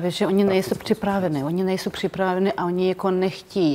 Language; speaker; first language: Czech; non-native, fluent; Ukrainian